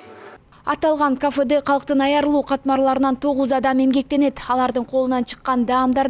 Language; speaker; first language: Kyrgyz; native; Kyrgyz